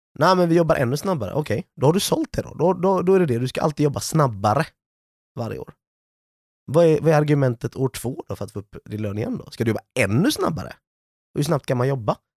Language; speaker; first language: Swedish; native; Swedish